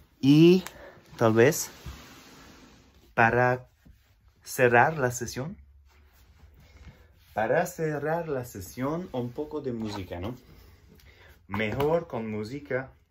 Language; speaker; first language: Spanish; non-native, learner; French